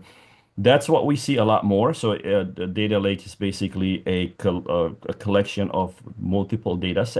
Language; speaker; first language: English; non-native, fluent; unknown